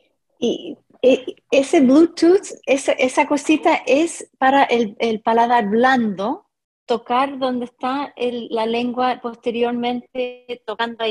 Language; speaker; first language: Spanish; non-native, fluent; English